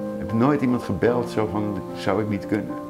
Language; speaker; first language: Dutch; native; Dutch